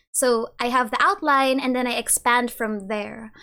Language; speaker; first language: English; native; English